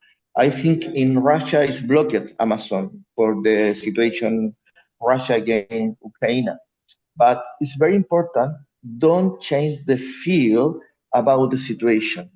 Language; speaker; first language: English; non-native, learner; Spanish